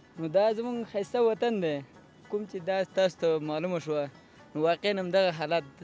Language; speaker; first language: Pashto; non-native, local second language; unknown